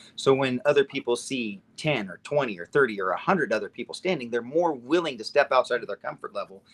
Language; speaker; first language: English; native; English